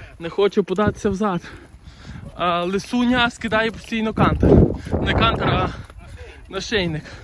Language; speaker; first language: Ukrainian; native; Ukrainian